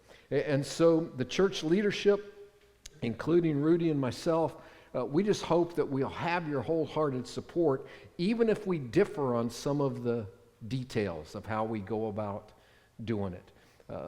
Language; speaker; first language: English; native; English